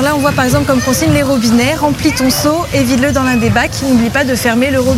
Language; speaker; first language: French; native; French